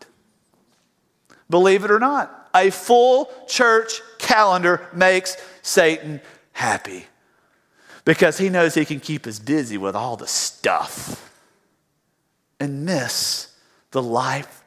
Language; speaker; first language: English; native; English